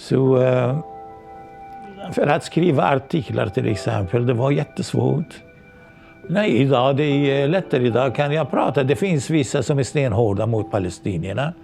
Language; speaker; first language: Swedish; non-native, local second language; Arabic